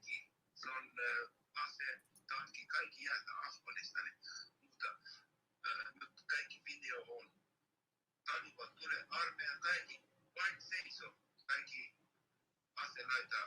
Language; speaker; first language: Finnish; non-native, learner; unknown